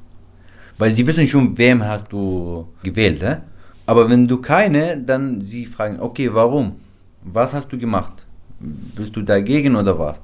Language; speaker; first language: German; non-native, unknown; Arabic